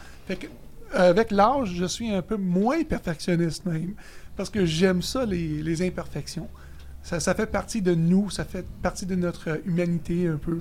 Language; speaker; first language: French; native; French